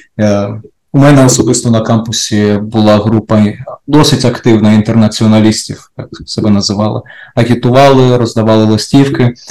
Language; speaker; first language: Ukrainian; native; Ukrainian